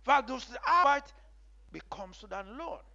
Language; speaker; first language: German; non-native, learner; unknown